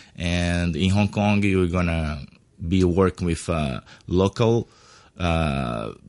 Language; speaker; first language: English; non-native, fluent; Portuguese